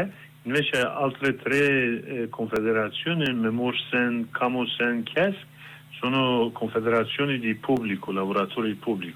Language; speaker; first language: Italian; non-native, learner; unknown